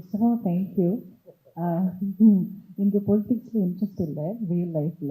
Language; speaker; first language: Tamil; early bilingual, heritage; Tamil